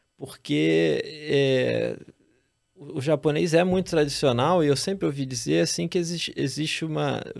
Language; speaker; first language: Portuguese; native; Portuguese